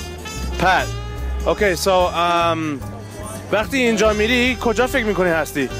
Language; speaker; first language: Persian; early bilingual, heritage; Persian